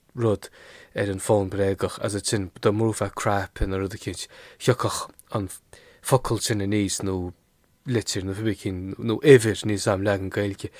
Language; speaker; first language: Irish; non-native, local second language; English